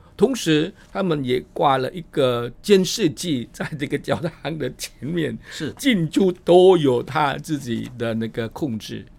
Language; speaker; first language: Chinese; non-native, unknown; Vietnamese